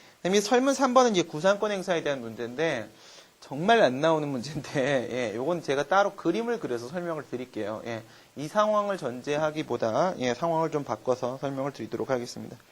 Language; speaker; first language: Korean; native; Korean